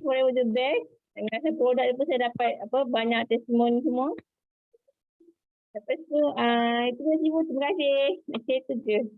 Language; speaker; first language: Malay; native; Malay